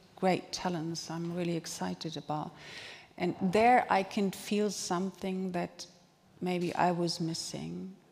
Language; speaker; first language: English; non-native, fluent; German